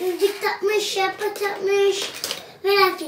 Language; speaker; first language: Turkish; early bilingual, heritage; Turkish